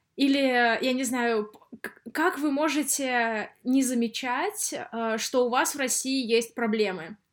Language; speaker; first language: Russian; native; Russian